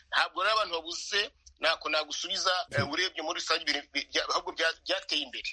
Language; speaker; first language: Kinyarwanda; native; Kinyarwanda